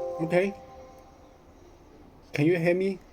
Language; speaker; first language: English; non-native, learner; Cantonese